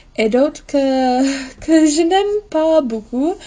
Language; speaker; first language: French; non-native, fluent; English